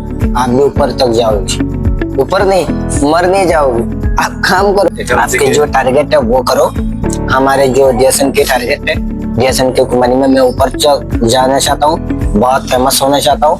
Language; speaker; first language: Hindi; non-native, learner; Rohingya